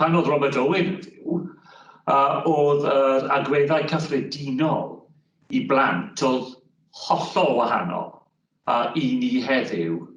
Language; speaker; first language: Welsh; non-native, local second language; English